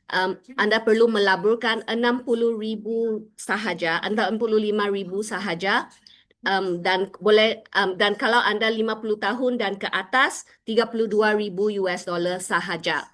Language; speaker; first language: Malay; non-native, local second language; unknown